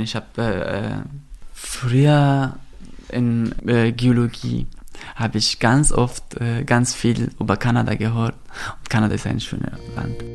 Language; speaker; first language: German; non-native, fluent; Persian